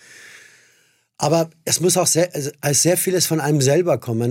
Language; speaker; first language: German; non-native, fluent; Persian